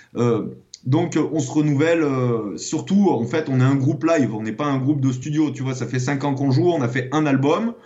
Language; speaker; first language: French; native; French